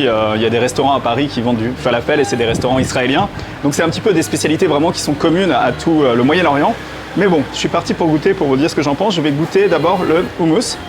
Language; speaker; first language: French; native; French